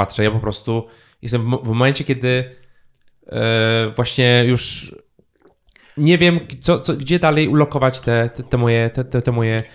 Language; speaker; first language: Polish; native; Polish